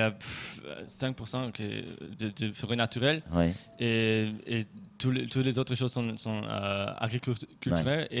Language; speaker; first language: French; non-native, fluent; German